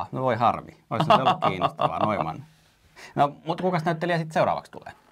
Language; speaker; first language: Finnish; native; Finnish